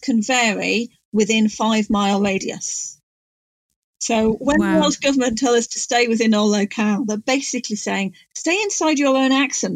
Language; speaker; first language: English; native; English